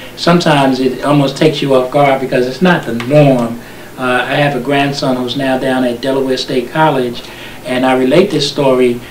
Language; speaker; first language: English; native; English